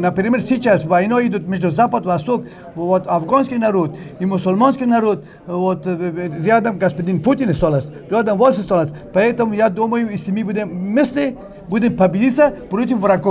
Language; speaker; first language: Russian; non-native, learner; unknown